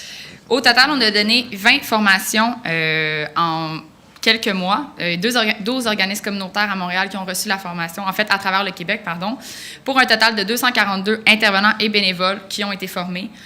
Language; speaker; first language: French; native; French